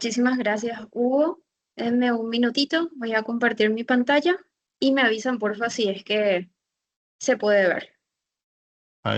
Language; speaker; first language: Spanish; native; Spanish